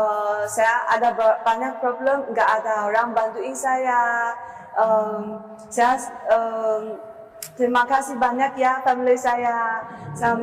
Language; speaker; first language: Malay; non-native, learner; Chinese